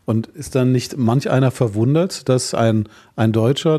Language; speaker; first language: German; native; German